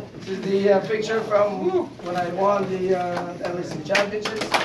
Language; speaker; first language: English; native; English